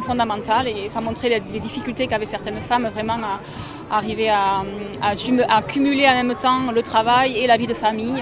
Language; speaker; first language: French; native; French